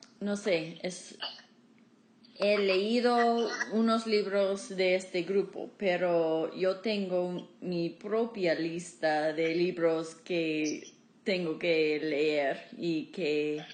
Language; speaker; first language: Spanish; non-native, fluent; English